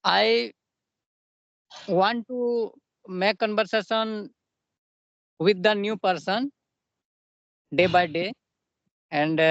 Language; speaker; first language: English; non-native, local second language; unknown